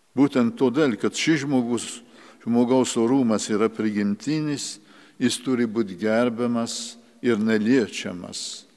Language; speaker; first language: Lithuanian; early bilingual, heritage; Lithuanian